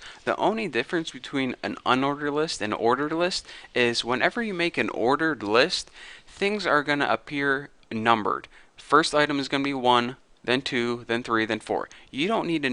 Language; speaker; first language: English; native; English